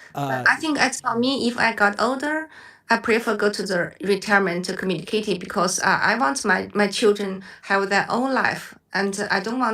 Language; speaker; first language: English; non-native, learner; Chinese